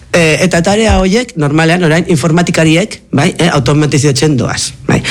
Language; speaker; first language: Basque; non-native, local second language; Spanish